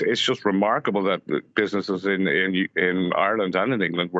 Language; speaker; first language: English; native; English